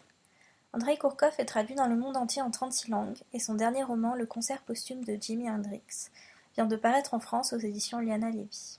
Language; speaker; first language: French; native; French